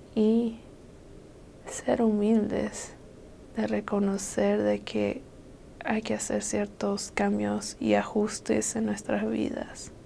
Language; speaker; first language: Spanish; early bilingual, other home language; English